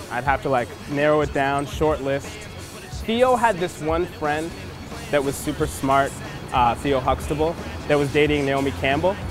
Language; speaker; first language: English; native; English